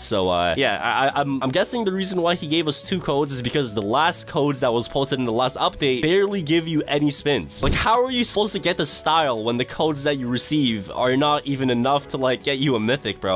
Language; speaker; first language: English; native; English